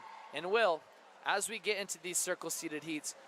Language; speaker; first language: English; native; English